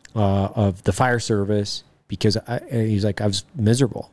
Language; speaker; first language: English; native; English